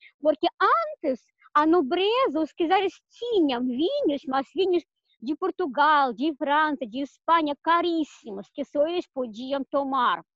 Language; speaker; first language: Portuguese; non-native, fluent; Russian